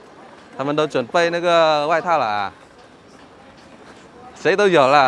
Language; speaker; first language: Chinese; non-native, learner; Vietnamese